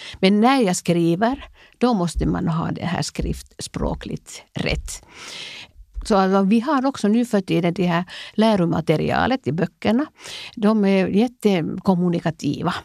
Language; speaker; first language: Swedish; non-native, local second language; Finnish